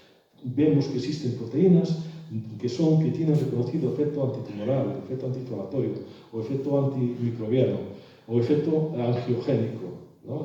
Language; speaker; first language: Spanish; native; Spanish